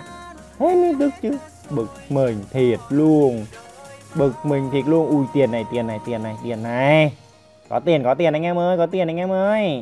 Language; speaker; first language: Vietnamese; native; Vietnamese